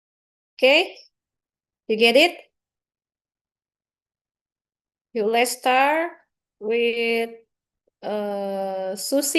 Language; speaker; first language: English; non-native, learner; Indonesian